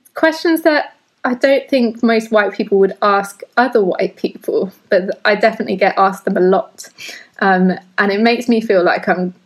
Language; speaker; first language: English; early bilingual, other home language; Hindi